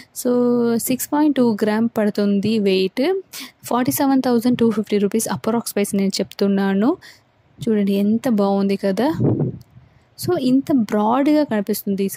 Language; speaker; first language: Telugu; non-native, local second language; Tamil